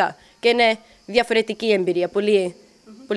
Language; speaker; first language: Greek; early bilingual, heritage; English